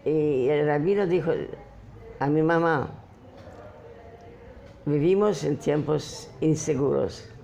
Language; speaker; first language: Spanish; non-native, fluent; Polish